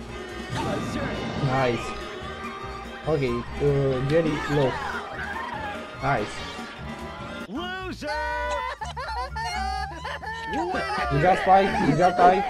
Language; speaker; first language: English; non-native, learner; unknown